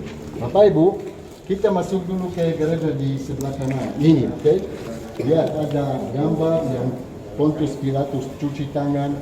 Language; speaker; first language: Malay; non-native, fluent; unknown